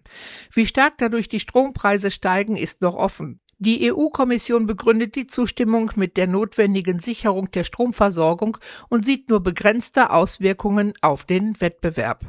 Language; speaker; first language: German; native; German